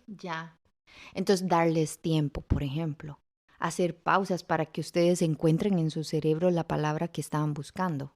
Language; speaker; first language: Spanish; native; Spanish